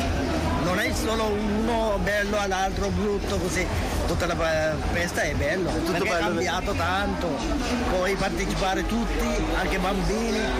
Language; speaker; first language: Italian; non-native, learner; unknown